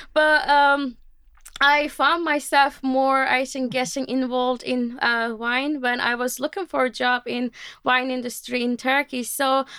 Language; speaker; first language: English; non-native, fluent; Turkish